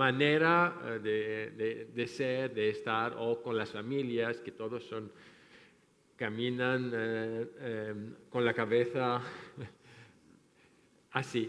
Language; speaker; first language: Spanish; non-native, fluent; French